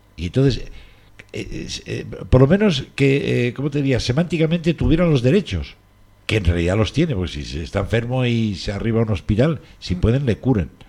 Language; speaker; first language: Spanish; native; Spanish